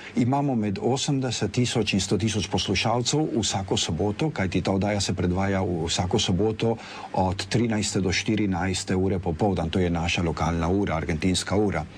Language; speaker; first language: Slovenian; early bilingual, heritage; Spanish